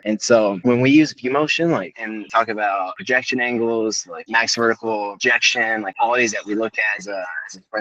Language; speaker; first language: English; native; English